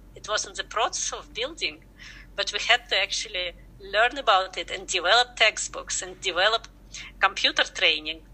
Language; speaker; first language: English; non-native, fluent; Russian